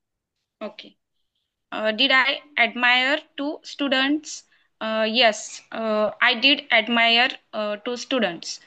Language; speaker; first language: English; non-native, learner; Marathi